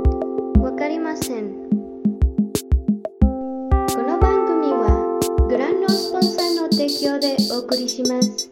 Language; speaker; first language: Japanese; non-native, learner; Spanish